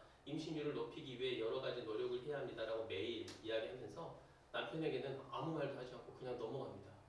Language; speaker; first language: Korean; native; Korean